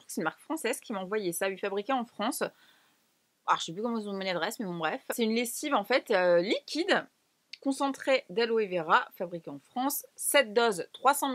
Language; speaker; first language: French; native; French